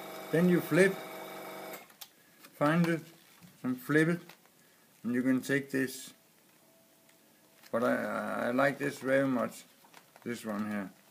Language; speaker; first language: English; non-native, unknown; Danish